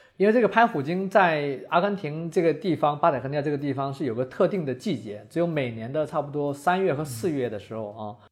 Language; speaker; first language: Chinese; native; Chinese